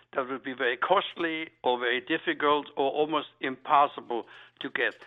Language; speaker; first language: English; non-native, fluent; German